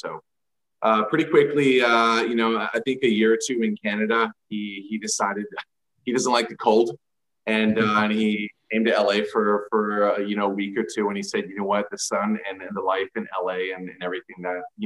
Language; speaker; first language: English; native; English